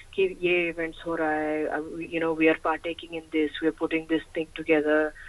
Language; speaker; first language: English; early bilingual, other home language; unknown